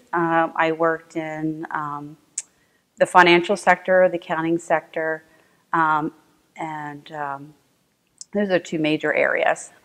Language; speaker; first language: English; native; English